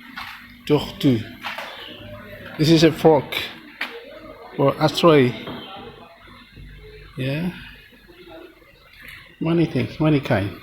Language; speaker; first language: English; non-native, learner; Indonesian